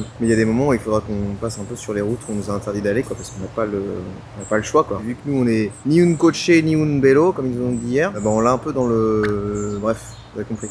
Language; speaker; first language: French; native; French